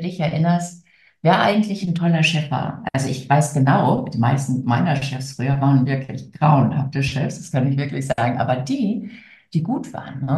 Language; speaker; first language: German; native; German